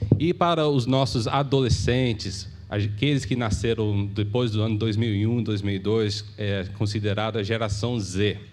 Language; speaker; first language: Portuguese; early bilingual, heritage; English